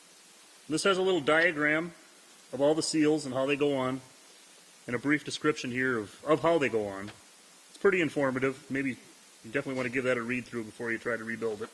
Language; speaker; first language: English; native; English